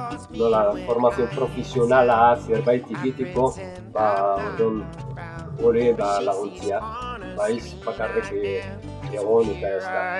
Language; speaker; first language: Basque; non-native, learner; Arabic